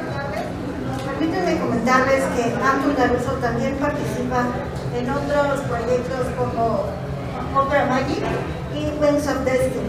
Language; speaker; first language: Spanish; native; Spanish